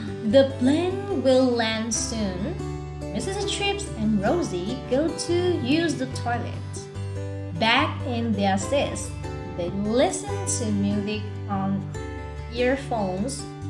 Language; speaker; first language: English; non-native, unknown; Vietnamese